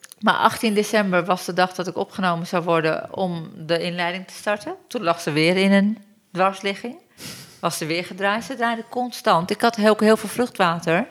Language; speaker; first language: Dutch; early bilingual, other home language; Turkish